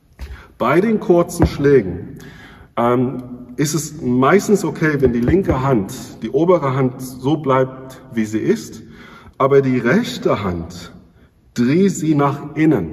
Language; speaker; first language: German; non-native, fluent; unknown